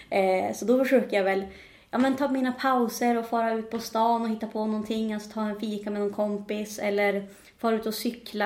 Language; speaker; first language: Swedish; native; Swedish